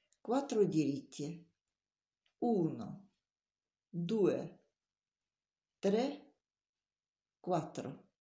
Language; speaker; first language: Italian; non-native, learner; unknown